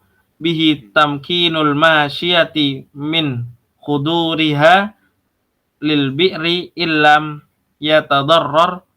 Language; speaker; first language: Arabic; non-native, learner; Indonesian